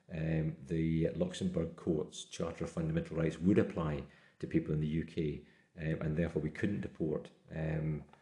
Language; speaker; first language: English; native; English